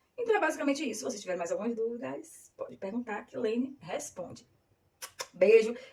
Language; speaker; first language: Portuguese; native; Portuguese